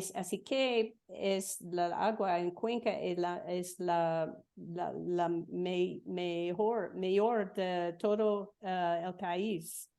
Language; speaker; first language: Spanish; non-native, learner; English